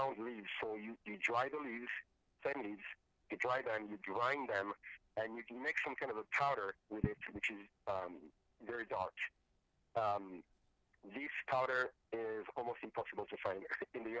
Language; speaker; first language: English; non-native, fluent; French